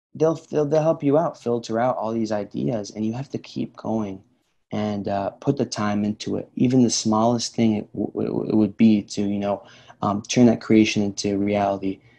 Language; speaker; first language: English; early bilingual, other home language; Arabic